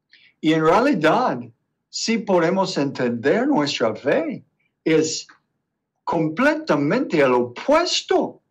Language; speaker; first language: Spanish; non-native, learner; English